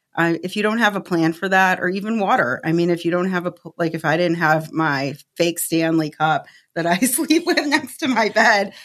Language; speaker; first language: English; native; English